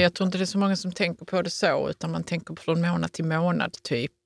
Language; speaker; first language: Swedish; native; Swedish